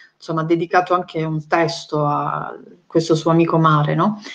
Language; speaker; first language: Italian; native; Italian